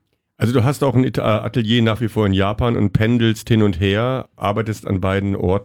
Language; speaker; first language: German; native; German